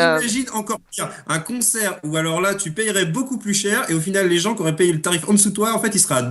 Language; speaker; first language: French; native; French